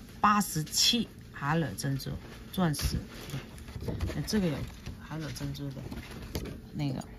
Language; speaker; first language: Chinese; non-native, local second language; Cantonese